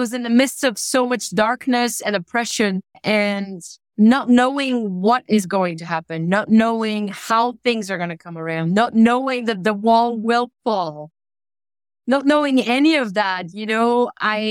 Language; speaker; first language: English; non-native, fluent; Bulgarian